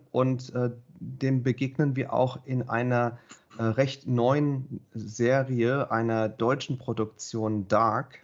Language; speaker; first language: German; native; German